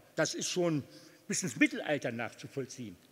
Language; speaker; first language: German; native; German